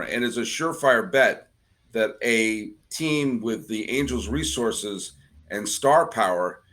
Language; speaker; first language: English; native; English